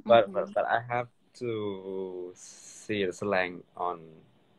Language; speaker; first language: English; non-native, learner; Thai